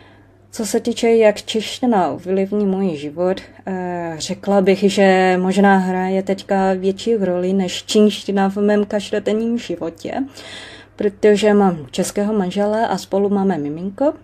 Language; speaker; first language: Czech; non-native, fluent; Chinese